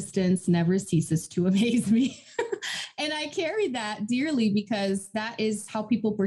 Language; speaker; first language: English; non-native, fluent; Portuguese